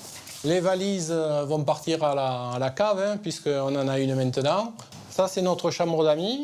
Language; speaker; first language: French; native; French